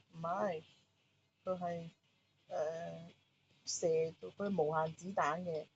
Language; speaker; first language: Chinese; native; Chinese